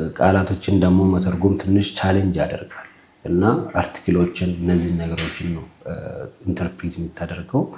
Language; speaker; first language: Amharic; non-native, local second language; Oromo